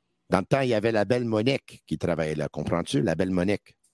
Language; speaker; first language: French; non-native, local second language; English